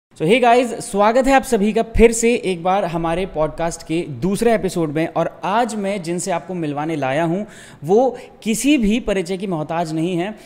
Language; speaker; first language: Hindi; native; Hindi